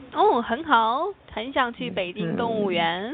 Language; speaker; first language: Chinese; non-native, fluent; Korean